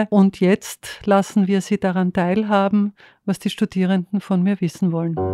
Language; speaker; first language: German; native; German